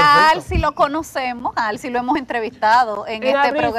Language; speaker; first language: Spanish; native; Spanish